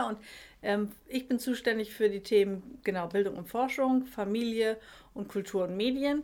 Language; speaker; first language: German; native; German